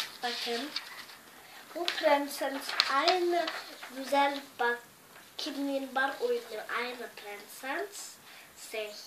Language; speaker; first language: Turkish; non-native, learner; Tatar